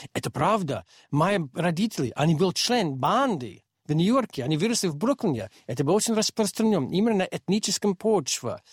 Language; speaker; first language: Russian; non-native, fluent; English